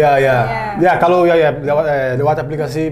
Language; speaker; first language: Indonesian; non-native, learner; Portuguese